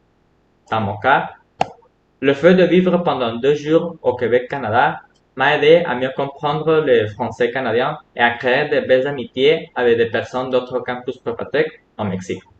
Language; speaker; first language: French; non-native, fluent; Spanish